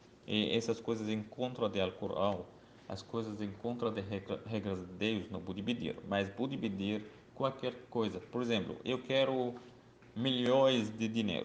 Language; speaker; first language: Portuguese; non-native, learner; Arabic